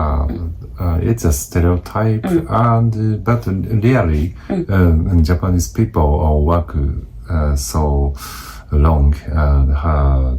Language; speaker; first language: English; non-native, learner; Japanese